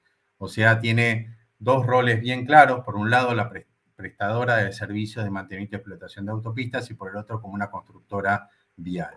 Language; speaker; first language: Spanish; native; Spanish